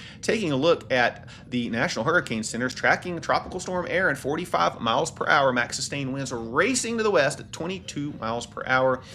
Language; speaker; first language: English; native; English